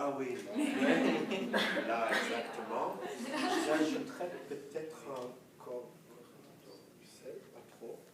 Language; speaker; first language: French; non-native, fluent; Hebrew